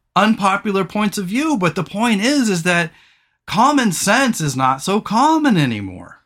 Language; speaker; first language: English; native; English